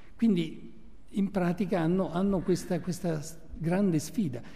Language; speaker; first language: Italian; native; Italian